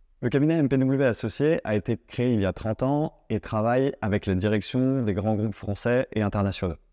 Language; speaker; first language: French; native; French